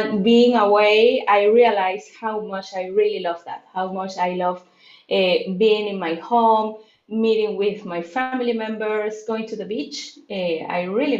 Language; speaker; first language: English; non-native, fluent; Spanish